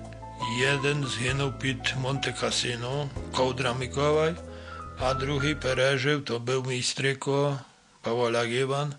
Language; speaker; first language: Polish; non-native, local second language; Rusyn